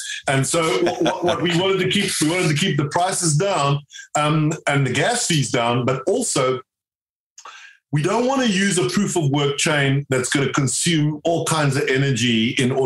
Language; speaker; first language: English; native; English